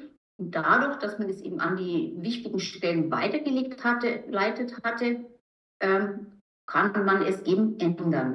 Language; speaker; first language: German; native; German